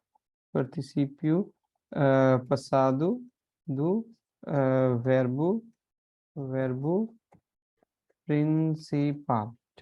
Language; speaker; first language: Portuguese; non-native, fluent; Hindi